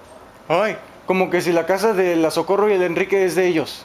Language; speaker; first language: Spanish; native; Spanish